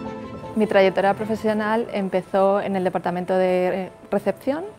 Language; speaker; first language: Spanish; native; Spanish